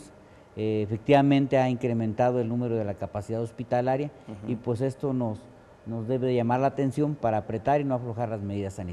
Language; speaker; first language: Spanish; native; Spanish